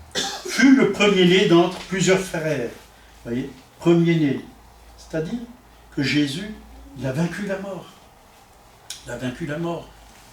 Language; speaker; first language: French; native; French